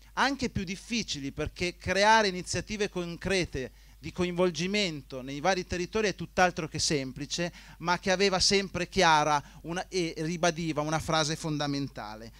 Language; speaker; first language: Italian; native; Italian